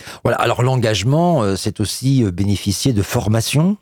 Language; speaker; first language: French; native; French